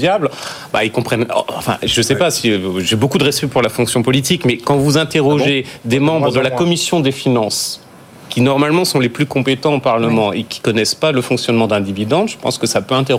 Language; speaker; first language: French; native; French